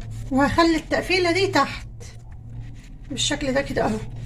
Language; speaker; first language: Arabic; native; Arabic